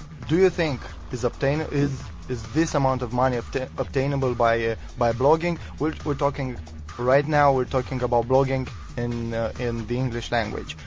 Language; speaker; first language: English; non-native, fluent; Romanian